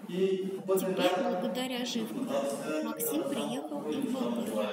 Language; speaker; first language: Russian; native; Russian